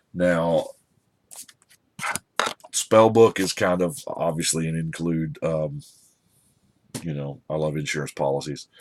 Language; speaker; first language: English; native; English